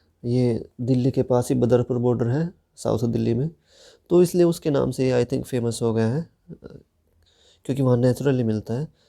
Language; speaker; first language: Hindi; native; Hindi